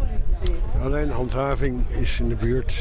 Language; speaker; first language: Dutch; native; Dutch